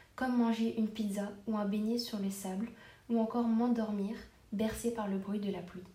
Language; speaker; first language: French; non-native, local second language; Arabic